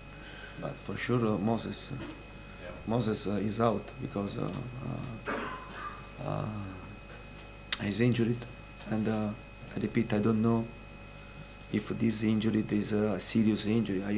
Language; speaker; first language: English; non-native, fluent; Italian